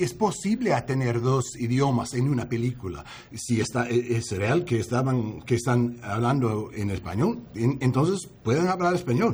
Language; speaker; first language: Spanish; non-native, learner; English